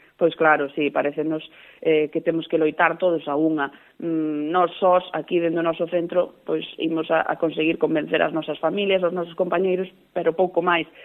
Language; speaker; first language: Galician; non-native, local second language; Spanish